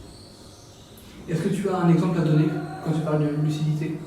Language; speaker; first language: French; native; French